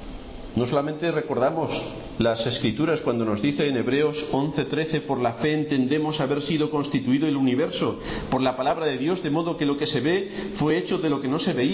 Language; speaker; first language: Spanish; native; Spanish